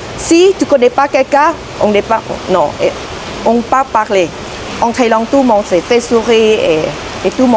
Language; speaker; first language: French; non-native, learner; Thai